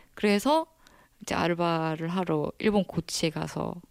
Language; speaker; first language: Korean; native; Korean